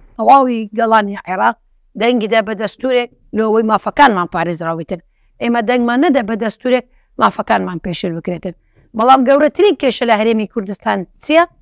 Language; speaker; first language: Central Kurdish; non-native, local second language; Turkish